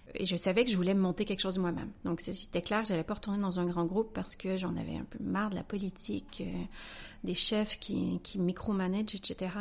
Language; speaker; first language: French; native; French